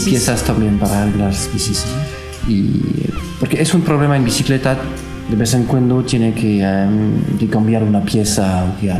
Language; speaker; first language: Spanish; non-native, learner; French